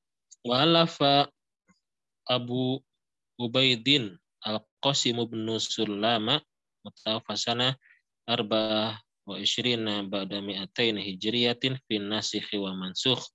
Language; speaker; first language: Arabic; non-native, fluent; Indonesian